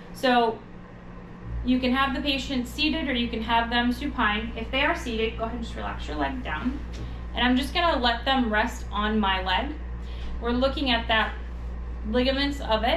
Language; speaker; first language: English; native; English